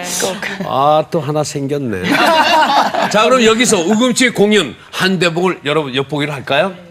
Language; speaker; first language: Korean; native; Korean